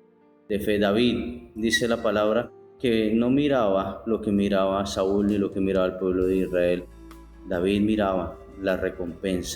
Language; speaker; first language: Spanish; native; Spanish